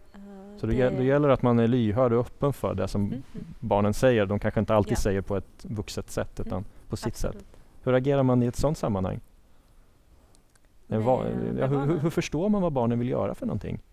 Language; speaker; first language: Swedish; native; Swedish